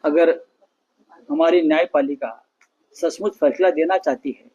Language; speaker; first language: Hindi; non-native, local second language; Marathi